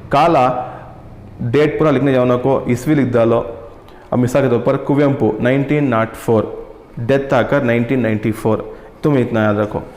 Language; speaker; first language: Hindi; non-native, local second language; Kannada